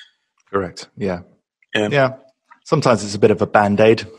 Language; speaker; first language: English; native; English